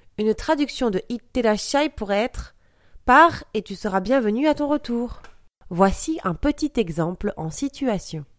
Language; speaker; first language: French; native; French